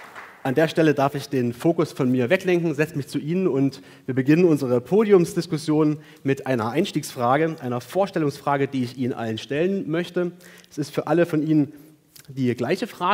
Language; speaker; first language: German; native; German